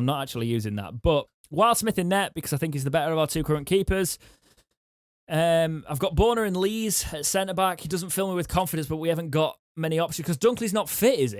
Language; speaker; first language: English; native; English